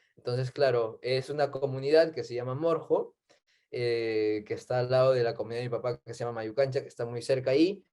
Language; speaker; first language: Spanish; non-native, local second language; Quechua